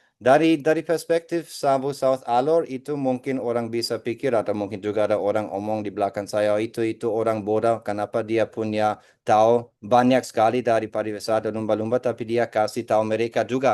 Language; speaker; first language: Indonesian; non-native, fluent; English